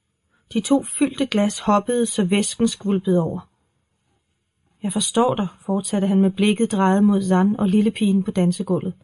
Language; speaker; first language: Danish; native; Danish